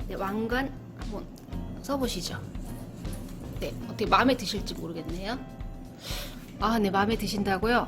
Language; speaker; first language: Korean; native; Korean